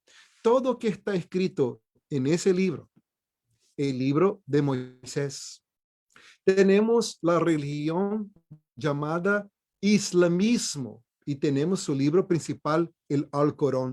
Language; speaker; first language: Spanish; non-native, fluent; Portuguese